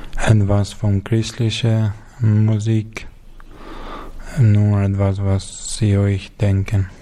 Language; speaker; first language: German; non-native, learner; Albanian